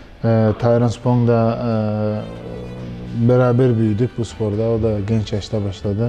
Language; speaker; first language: Turkish; early bilingual, heritage; Turkish